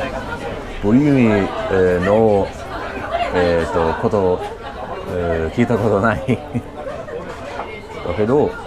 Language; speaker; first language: Japanese; non-native, learner; English